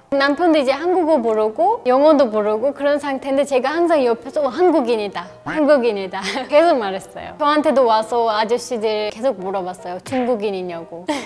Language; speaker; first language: Korean; non-native, fluent; Turkish